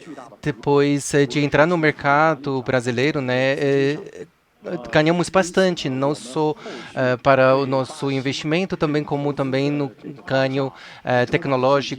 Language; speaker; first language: Portuguese; non-native, fluent; Chinese